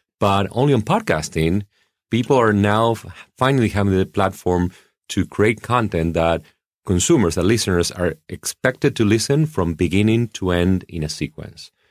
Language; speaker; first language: English; non-native, fluent; Spanish